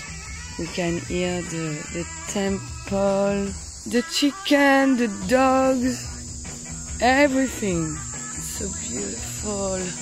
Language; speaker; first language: English; non-native, learner; French